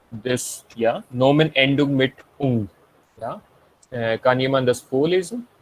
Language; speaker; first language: German; non-native, fluent; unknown